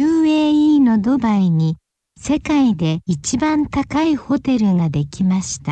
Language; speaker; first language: Japanese; non-native, fluent; English